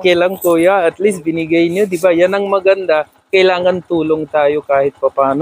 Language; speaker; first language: Filipino; non-native, learner; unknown